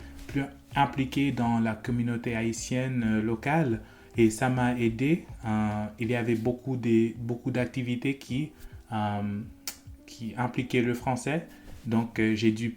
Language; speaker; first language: French; non-native, fluent; English